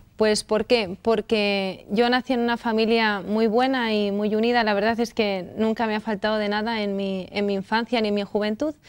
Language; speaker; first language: Spanish; native; Spanish